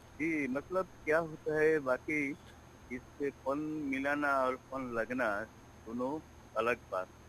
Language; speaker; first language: Hindi; non-native, local second language; Bangla